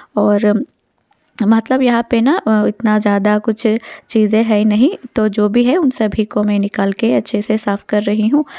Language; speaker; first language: Hindi; non-native, local second language; Telugu